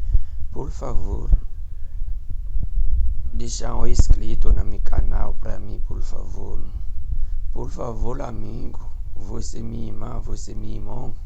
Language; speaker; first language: Portuguese; non-native, learner; Haitian Creole